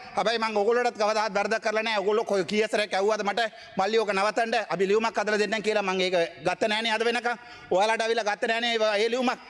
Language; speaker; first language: Sinhala; non-native, local second language; Tamil